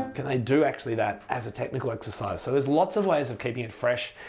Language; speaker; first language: English; native; English